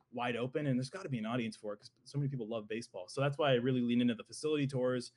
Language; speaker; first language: English; native; English